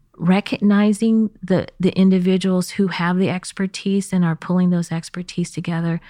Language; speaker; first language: English; early bilingual, other home language; Chinese